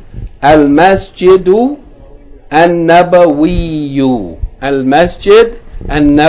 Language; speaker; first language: Arabic; non-native, fluent; English